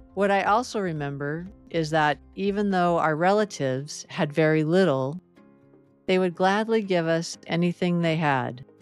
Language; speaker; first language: English; native; English